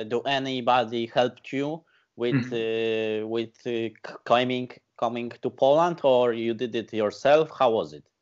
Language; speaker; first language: English; non-native, learner; Polish